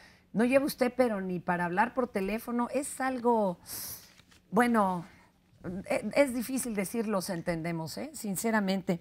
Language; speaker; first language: Spanish; native; Spanish